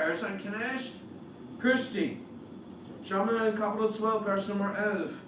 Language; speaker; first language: German; non-native, fluent; English